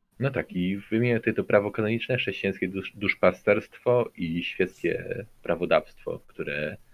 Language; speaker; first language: Polish; native; Polish